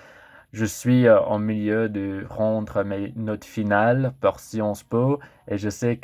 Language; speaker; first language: French; non-native, learner; English